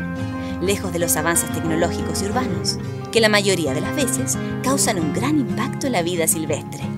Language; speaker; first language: Spanish; native; Spanish